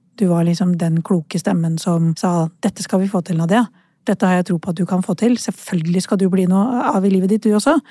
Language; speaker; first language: Norwegian; early bilingual, other home language; Urdu